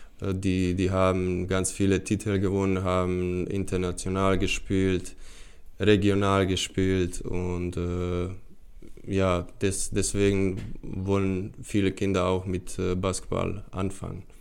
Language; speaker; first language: German; non-native, fluent; Bosnian